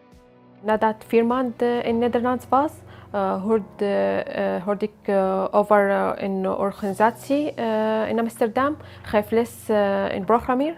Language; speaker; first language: Dutch; non-native, learner; Arabic